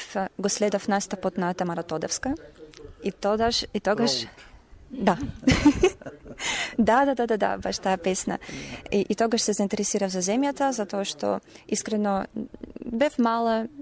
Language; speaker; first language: Macedonian; non-native, fluent; Russian